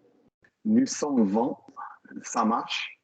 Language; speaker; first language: French; non-native, learner; English